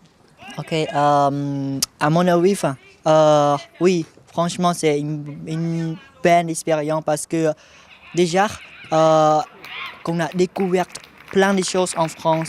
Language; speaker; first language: French; non-native, fluent; Khmer